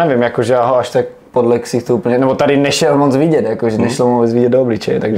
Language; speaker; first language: Czech; native; Czech